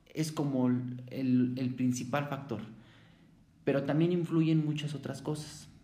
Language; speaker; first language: Spanish; native; Spanish